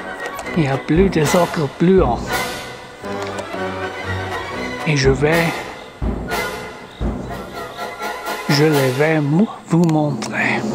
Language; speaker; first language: French; non-native, learner; English